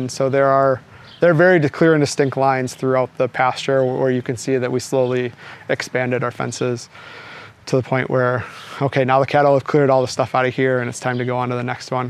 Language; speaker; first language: English; native; English